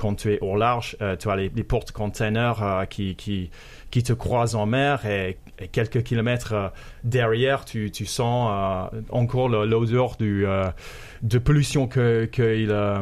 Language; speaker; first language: French; non-native, fluent; English